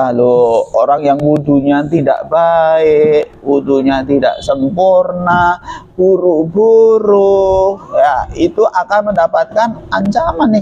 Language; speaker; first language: Indonesian; native; Indonesian